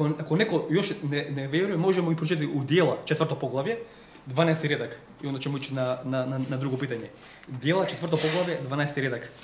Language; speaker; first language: Serbian; non-native, fluent; Macedonian